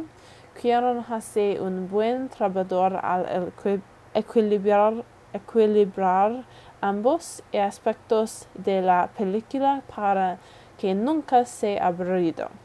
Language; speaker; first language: Spanish; non-native, learner; English